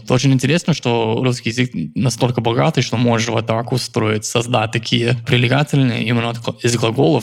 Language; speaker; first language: Russian; non-native, fluent; English